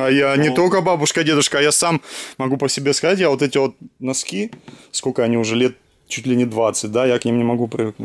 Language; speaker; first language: Russian; native; Russian